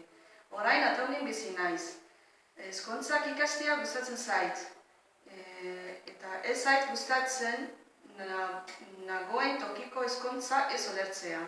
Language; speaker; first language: Basque; non-native, learner; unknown